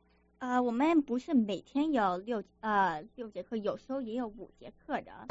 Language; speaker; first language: Chinese; early bilingual, other home language; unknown